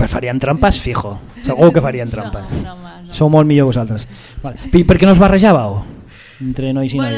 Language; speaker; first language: Catalan; native; Catalan